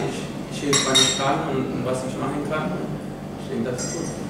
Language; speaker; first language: German; non-native, fluent; Spanish